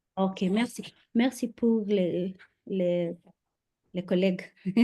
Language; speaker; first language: French; non-native, learner; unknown